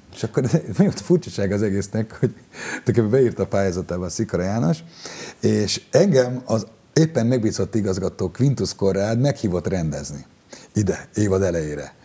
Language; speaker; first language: Hungarian; native; Hungarian